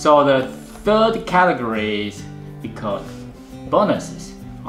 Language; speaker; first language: English; non-native, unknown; Chinese